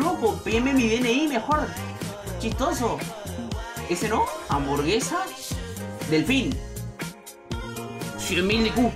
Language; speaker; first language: Spanish; native; Spanish